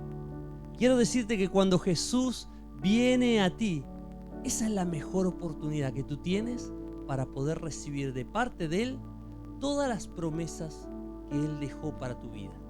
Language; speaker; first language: Spanish; native; Spanish